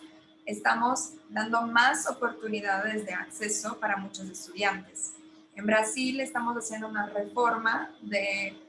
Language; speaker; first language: Spanish; non-native, fluent; Portuguese